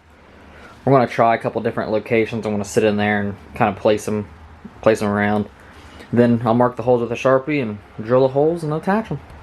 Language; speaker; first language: English; native; English